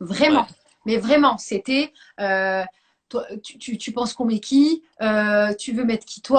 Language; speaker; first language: French; native; French